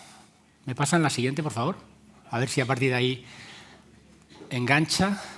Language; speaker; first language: Spanish; native; Spanish